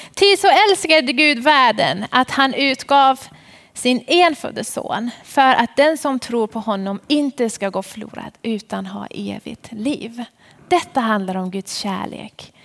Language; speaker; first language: Swedish; non-native, fluent; Persian